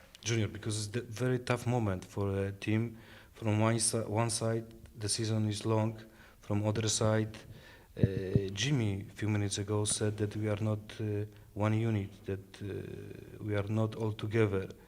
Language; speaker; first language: English; non-native, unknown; Polish